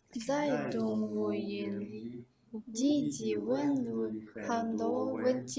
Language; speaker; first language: Chinese; non-native, learner; Kyrgyz